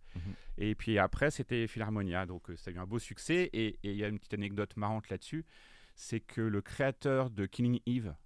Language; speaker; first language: French; native; French